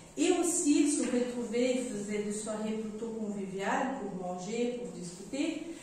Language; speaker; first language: French; non-native, fluent; Portuguese